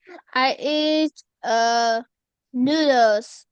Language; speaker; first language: English; non-native, learner; Vietnamese